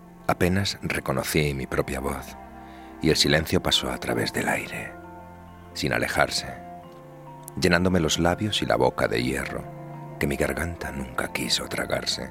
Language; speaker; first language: Spanish; native; Spanish